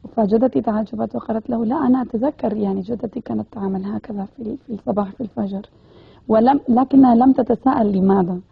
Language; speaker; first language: Arabic; early bilingual, other home language; Spanish